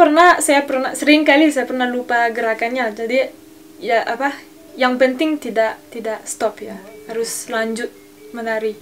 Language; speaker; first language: Indonesian; non-native, learner; French